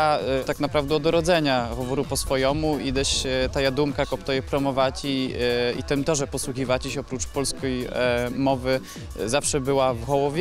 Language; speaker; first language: Polish; non-native, local second language; Belarusian